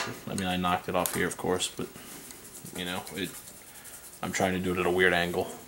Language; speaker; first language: English; native; English